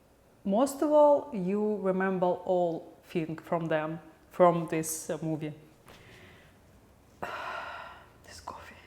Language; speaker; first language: English; non-native, learner; Russian